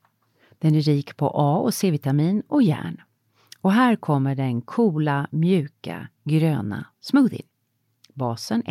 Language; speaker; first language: Swedish; native; Swedish